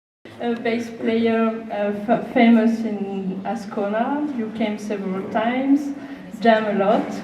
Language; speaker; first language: English; non-native, learner; French